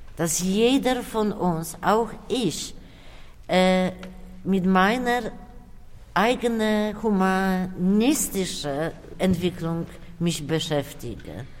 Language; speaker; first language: German; non-native, fluent; Polish